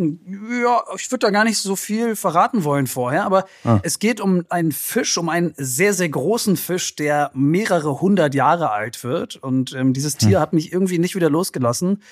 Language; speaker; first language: German; native; German